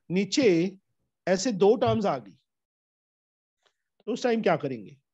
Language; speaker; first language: Hindi; native; Hindi